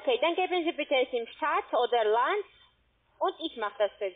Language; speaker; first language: German; non-native, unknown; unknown